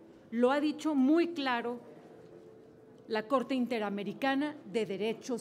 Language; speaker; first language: Spanish; native; Spanish